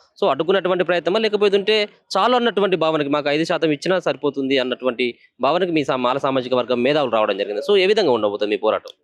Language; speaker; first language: Telugu; native; Telugu